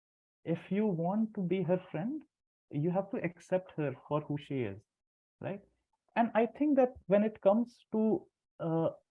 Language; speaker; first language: English; non-native, local second language; Hindi